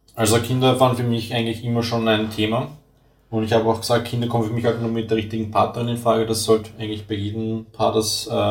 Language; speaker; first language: German; native; German